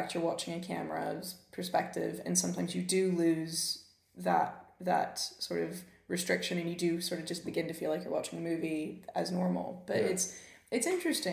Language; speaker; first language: English; native; English